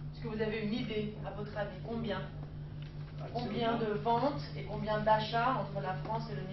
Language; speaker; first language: French; native; French